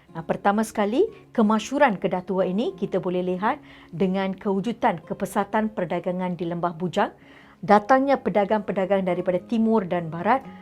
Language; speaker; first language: Malay; non-native, local second language; Tamil